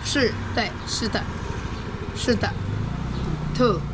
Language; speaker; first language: Chinese; non-native, local second language; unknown